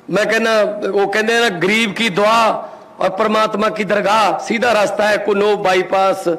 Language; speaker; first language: Hindi; non-native, local second language; Punjabi